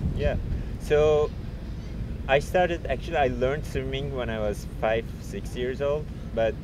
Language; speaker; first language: English; non-native, fluent; Turkish